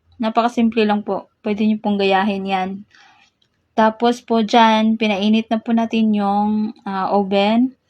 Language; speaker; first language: Filipino; non-native, local second language; Cebuano